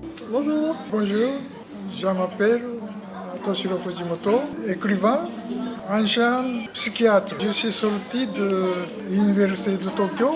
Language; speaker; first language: French; non-native, learner; Japanese